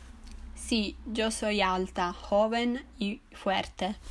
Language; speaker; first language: Spanish; non-native, learner; Italian